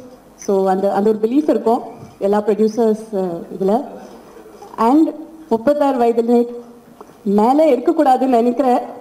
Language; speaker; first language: Tamil; non-native, fluent; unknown